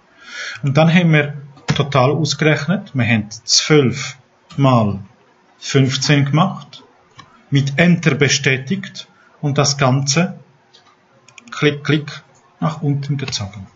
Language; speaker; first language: German; non-native, fluent; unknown